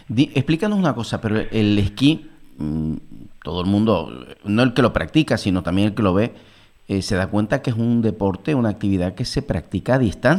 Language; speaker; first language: Spanish; native; Spanish